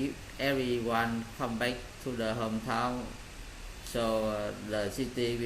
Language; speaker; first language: English; non-native, learner; Vietnamese